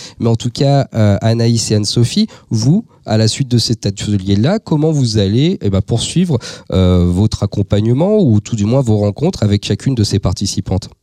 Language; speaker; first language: French; native; French